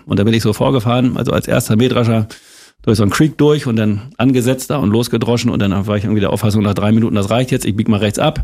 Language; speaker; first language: German; native; German